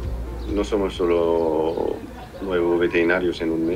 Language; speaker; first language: Spanish; non-native, fluent; French